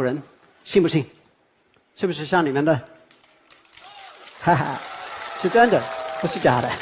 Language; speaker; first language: Chinese; non-native, fluent; English